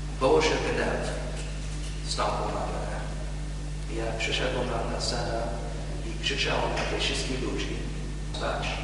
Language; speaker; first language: Polish; non-native, learner; English